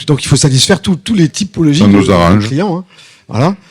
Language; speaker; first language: French; native; French